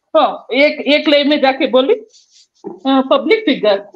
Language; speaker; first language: Hindi; non-native, local second language; Kannada